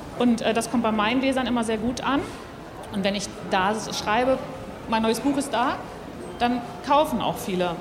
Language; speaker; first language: German; native; German